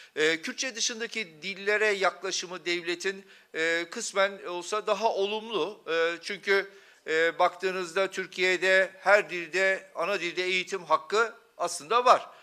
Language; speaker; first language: Turkish; non-native, local second language; Kurdish